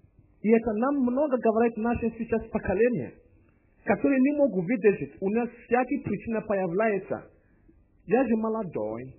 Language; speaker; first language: Russian; non-native, learner; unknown